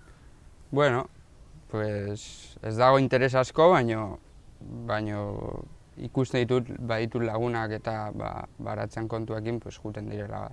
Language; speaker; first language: Basque; non-native, local second language; Spanish